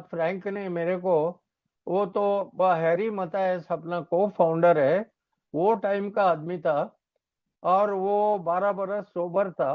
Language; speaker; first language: Hindi; non-native, local second language; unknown